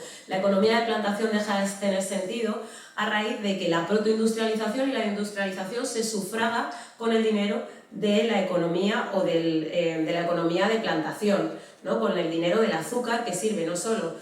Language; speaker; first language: Spanish; native; Spanish